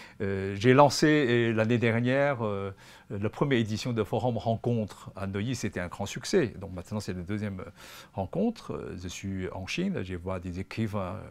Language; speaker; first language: French; non-native, fluent; Chinese